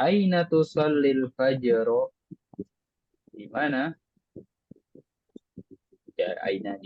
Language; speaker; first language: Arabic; non-native, fluent; Indonesian